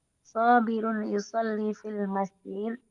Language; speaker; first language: Arabic; non-native, learner; Indonesian